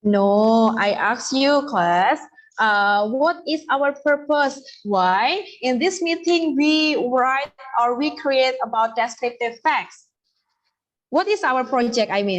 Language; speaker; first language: English; non-native, learner; Indonesian